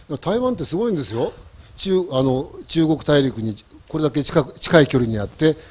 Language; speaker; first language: Japanese; native; Japanese